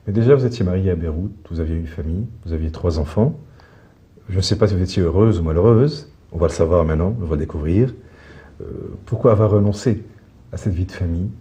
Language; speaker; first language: French; non-native, local second language; Arabic